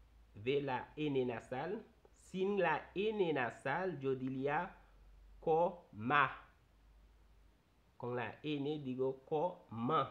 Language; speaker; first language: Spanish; non-native, fluent; Haitian Creole